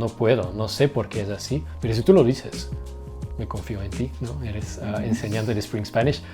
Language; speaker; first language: Spanish; non-native, fluent; Dutch